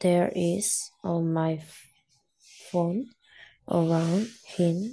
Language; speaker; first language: English; non-native, learner; Korean